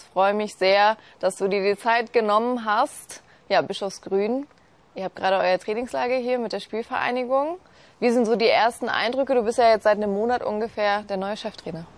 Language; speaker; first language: German; native; German